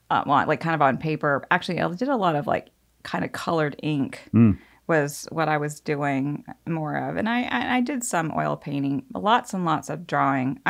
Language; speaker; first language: English; native; English